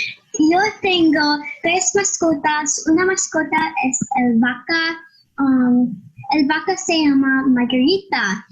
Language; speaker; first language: Spanish; non-native, learner; English